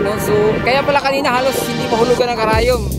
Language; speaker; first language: Filipino; native; Filipino